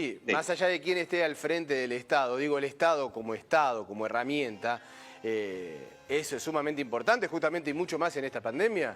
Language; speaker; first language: Spanish; native; Spanish